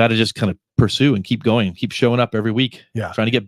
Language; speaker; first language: English; native; English